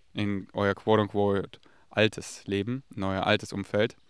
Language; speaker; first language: German; native; German